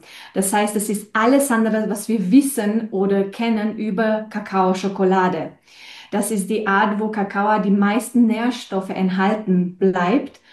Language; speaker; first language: German; non-native, fluent; Romanian